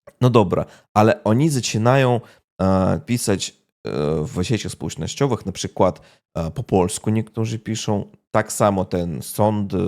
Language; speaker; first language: Polish; non-native, fluent; Russian